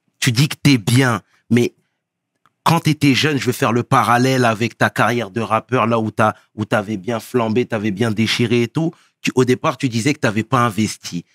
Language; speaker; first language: French; early bilingual, other home language; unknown